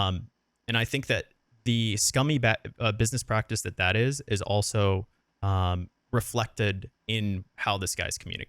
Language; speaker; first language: English; native; English